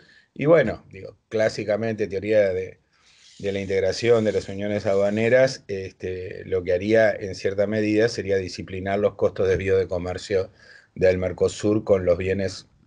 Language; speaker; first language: Spanish; native; Spanish